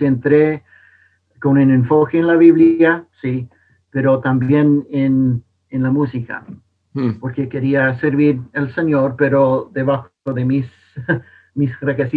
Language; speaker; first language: Spanish; non-native, fluent; English